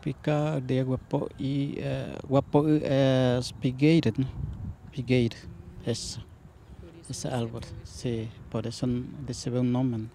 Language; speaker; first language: Portuguese; non-native, local second language; Guarani